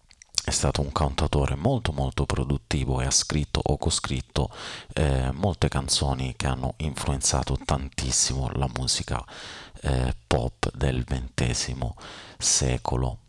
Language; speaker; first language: Italian; native; Italian